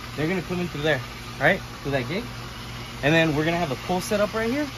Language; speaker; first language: English; early bilingual, other home language; Spanish